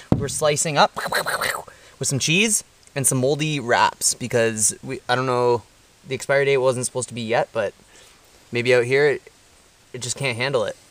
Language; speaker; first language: English; native; English